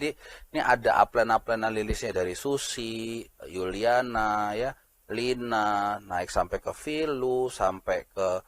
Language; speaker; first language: Indonesian; native; Indonesian